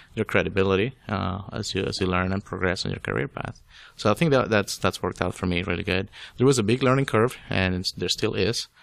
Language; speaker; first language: English; non-native, fluent; Spanish